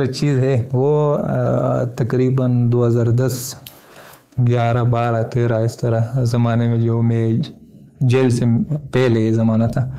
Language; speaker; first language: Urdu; non-native, fluent; Pashto